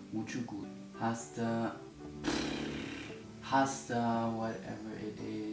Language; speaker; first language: Spanish; non-native, learner; German